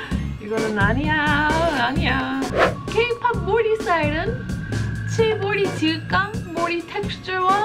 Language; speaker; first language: Korean; non-native, fluent; English